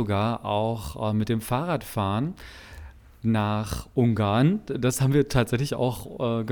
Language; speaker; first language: German; native; German